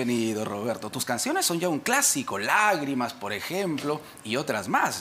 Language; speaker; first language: Spanish; native; Spanish